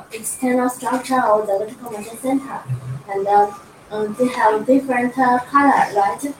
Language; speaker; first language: English; non-native, learner; Chinese